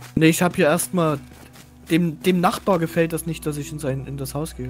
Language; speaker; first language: German; native; German